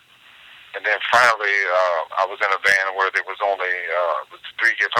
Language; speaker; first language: English; native; English